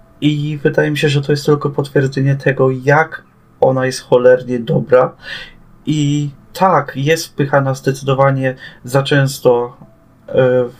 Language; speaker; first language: Polish; native; Polish